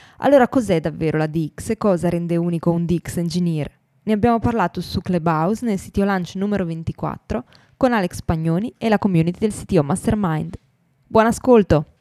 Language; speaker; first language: Italian; native; Italian